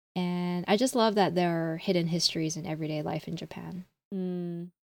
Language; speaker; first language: English; native; English